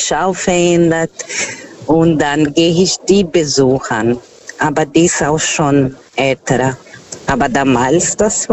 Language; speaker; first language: German; non-native, fluent; Portuguese